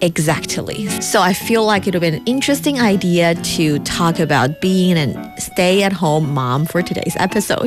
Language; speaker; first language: English; non-native, fluent; Chinese